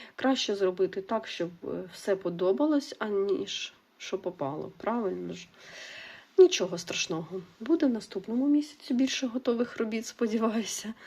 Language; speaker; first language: Ukrainian; non-native, local second language; Russian